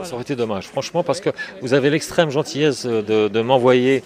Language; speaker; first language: French; native; French